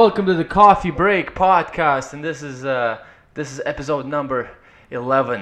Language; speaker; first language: English; non-native, fluent; Ukrainian